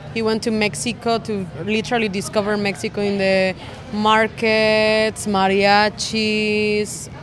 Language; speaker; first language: English; non-native, fluent; Spanish